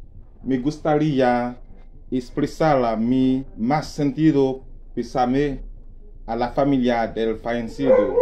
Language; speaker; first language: Spanish; non-native, learner; Haitian Creole